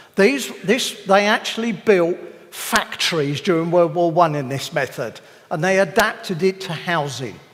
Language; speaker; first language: English; native; English